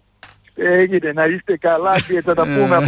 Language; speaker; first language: Greek; non-native, fluent; Serbian